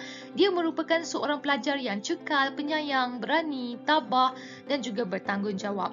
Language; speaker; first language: Malay; native; Malay